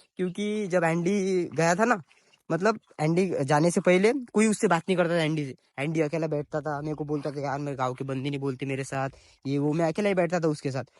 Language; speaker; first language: Hindi; non-native, local second language; Marathi